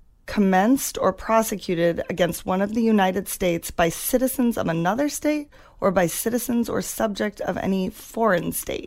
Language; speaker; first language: English; native; English